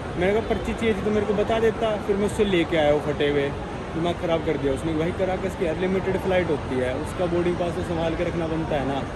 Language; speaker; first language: Hindi; native; Hindi